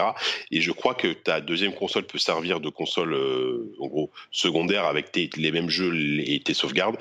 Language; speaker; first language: French; native; French